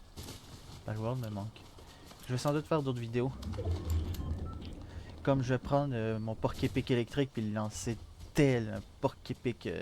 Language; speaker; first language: French; native; French